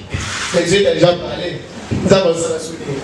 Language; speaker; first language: French; non-native, local second language; Lingala